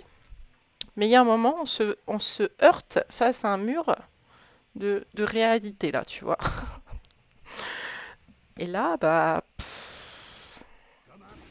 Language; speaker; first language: French; native; French